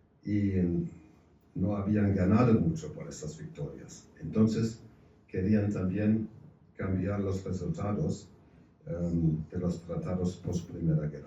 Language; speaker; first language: Spanish; non-native, fluent; German